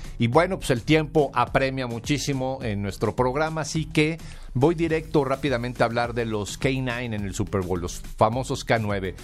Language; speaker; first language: Spanish; native; Spanish